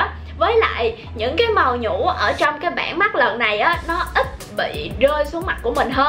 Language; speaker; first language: Vietnamese; native; Vietnamese